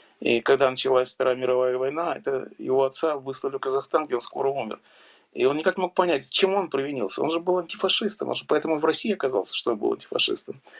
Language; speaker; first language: Russian; native; Russian